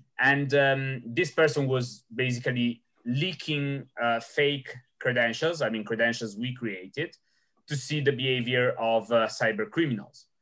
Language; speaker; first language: English; non-native, fluent; Italian